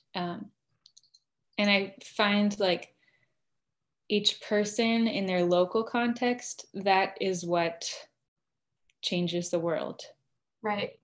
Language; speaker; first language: English; native; English